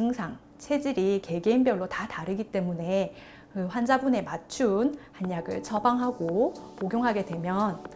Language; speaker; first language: Korean; native; Korean